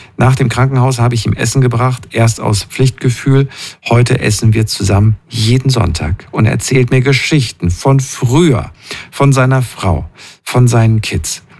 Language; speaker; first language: German; native; German